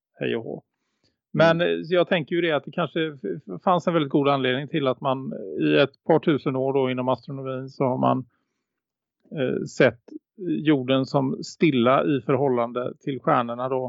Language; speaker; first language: Swedish; native; Swedish